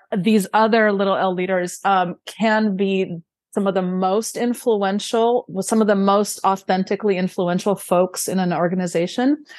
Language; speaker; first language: English; early bilingual, other home language; Romanian